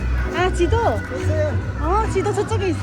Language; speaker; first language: Korean; early bilingual, other home language; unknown